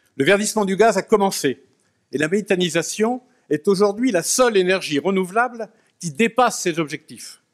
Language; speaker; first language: French; native; French